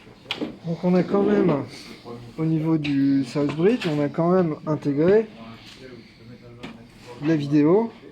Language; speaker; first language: French; native; French